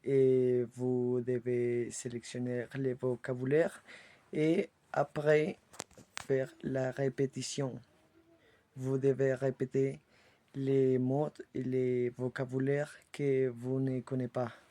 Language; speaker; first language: French; non-native, learner; Spanish